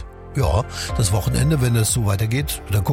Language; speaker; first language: German; native; German